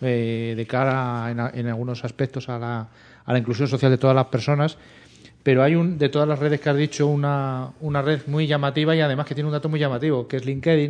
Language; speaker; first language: Spanish; native; Spanish